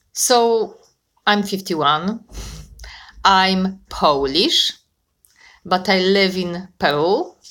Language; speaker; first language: English; non-native, fluent; Polish